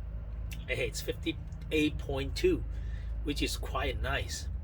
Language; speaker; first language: English; non-native, fluent; Chinese